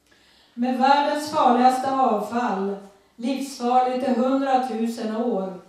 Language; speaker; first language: Swedish; native; Swedish